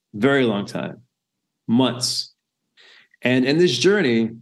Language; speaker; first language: English; native; English